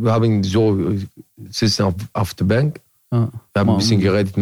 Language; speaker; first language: German; non-native, learner; Arabic